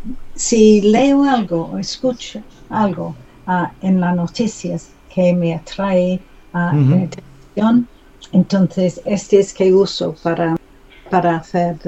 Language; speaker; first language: Spanish; non-native, learner; English